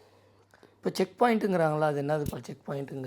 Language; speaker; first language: Tamil; native; Tamil